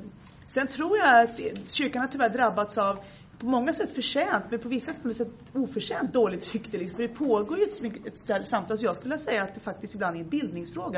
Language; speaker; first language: Swedish; native; Swedish